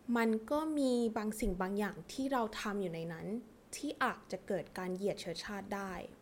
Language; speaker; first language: Thai; early bilingual, heritage; Thai